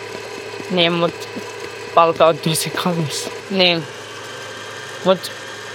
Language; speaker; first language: Finnish; early bilingual, other home language; Arabic